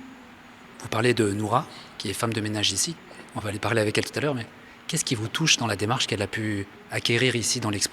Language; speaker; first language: French; native; French